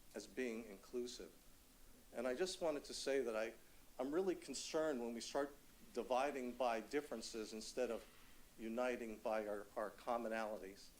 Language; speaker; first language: English; native; English